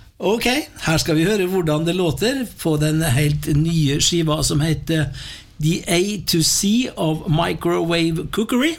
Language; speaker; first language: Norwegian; native; Norwegian